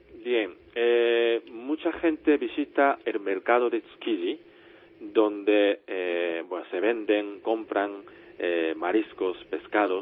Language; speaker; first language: Spanish; non-native, fluent; Japanese